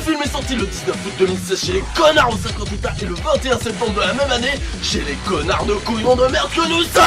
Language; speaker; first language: French; native; French